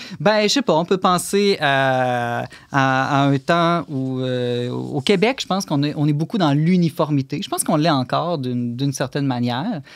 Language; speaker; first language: French; native; French